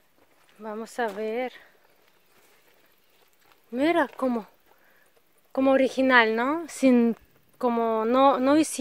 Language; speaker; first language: Spanish; non-native, learner; Russian